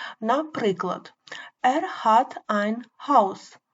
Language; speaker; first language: German; non-native, fluent; Ukrainian